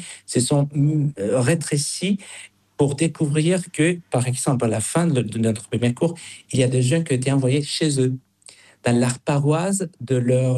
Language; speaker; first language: French; non-native, fluent; Spanish